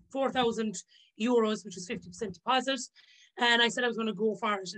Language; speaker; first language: English; native; English